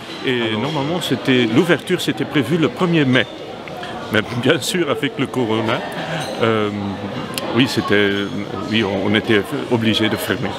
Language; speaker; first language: French; non-native, local second language; Dutch